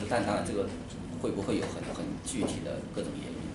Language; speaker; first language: Chinese; native; Chinese